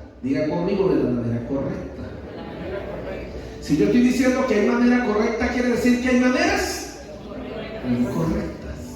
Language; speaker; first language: Spanish; native; Spanish